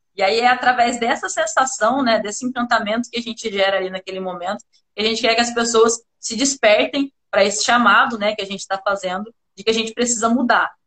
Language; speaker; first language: Portuguese; native; Portuguese